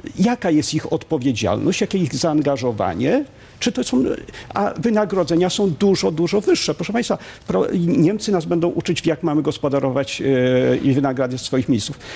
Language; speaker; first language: Polish; native; Polish